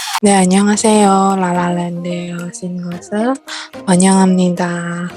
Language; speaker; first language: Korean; non-native, learner; Indonesian